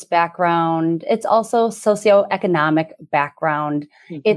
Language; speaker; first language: English; native; English